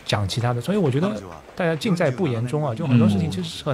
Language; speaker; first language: Chinese; native; Chinese